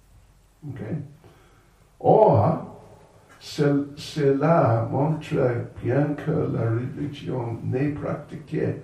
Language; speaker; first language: French; non-native, learner; English